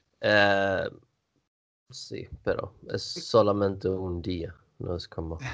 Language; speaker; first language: Italian; non-native, learner; Swedish